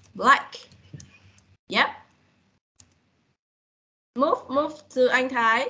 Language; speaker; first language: English; non-native, fluent; Vietnamese